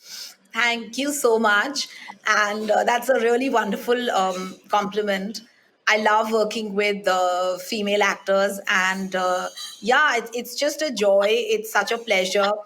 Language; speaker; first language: English; non-native, local second language; Hindi